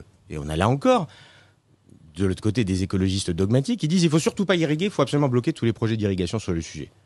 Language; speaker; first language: French; native; French